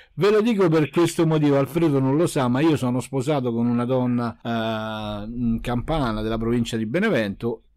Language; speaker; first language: Italian; native; Italian